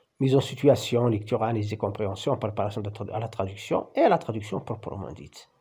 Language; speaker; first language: French; non-native, local second language; Arabic